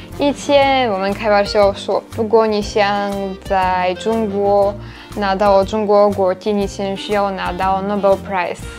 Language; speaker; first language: Chinese; non-native, fluent; Slovak